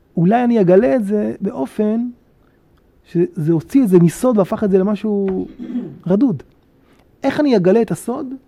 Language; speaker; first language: Hebrew; native; Hebrew